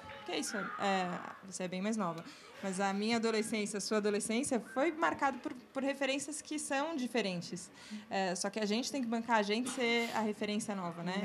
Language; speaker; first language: Portuguese; native; Portuguese